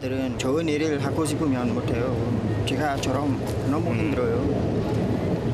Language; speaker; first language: Korean; non-native, learner; Khmer